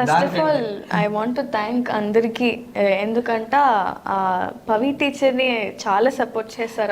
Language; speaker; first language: Telugu; non-native, learner; Tamil